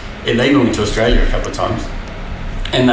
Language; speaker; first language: English; native; English